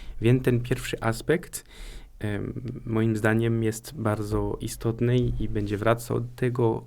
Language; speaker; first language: Polish; non-native, fluent; French